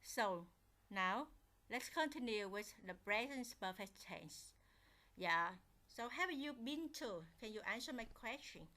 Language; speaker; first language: English; non-native, fluent; Vietnamese